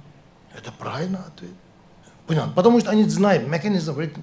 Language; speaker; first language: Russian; non-native, learner; Tibetan